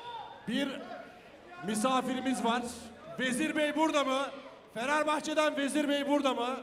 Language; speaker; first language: Turkish; native; Turkish